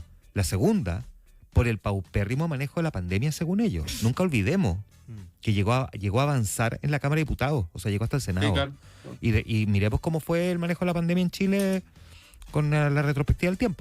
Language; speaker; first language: Spanish; native; Spanish